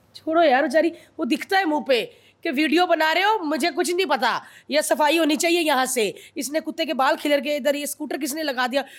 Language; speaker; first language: Hindi; native; Hindi